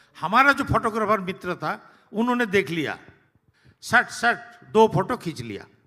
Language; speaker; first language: Hindi; non-native, local second language; Bangla